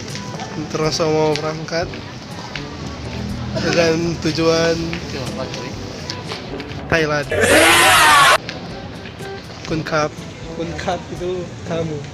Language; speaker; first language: Indonesian; non-native, local second language; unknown